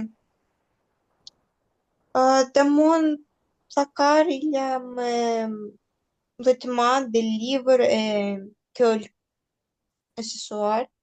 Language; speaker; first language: French; non-native, learner; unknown